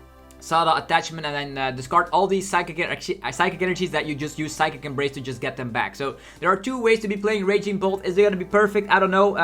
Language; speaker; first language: English; non-native, fluent; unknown